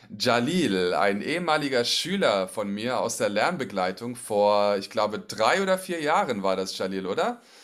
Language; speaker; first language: German; native; German